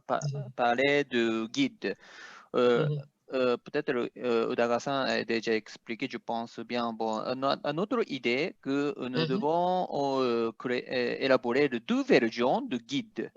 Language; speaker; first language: French; non-native, fluent; Japanese